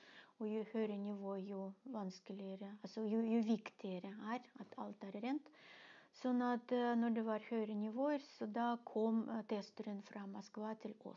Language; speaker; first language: Norwegian; non-native, fluent; Russian